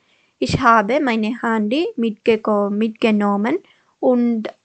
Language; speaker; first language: German; non-native, learner; Malayalam